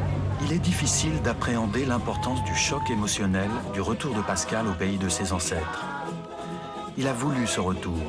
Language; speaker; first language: French; native; French